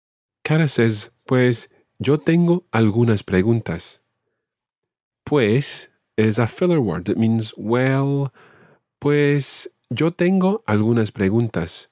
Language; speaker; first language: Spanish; non-native, fluent; English